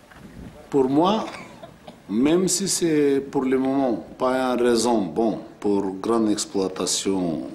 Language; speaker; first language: French; non-native, fluent; Bulgarian